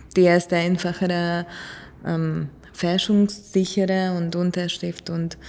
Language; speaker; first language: German; non-native, fluent; Hungarian